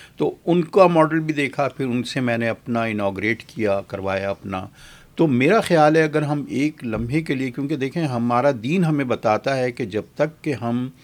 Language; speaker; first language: Urdu; native; Urdu